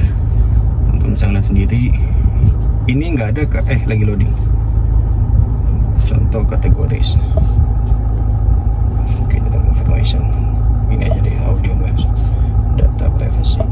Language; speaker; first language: Indonesian; native; Indonesian